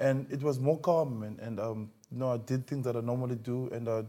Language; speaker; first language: English; non-native, local second language; Xhosa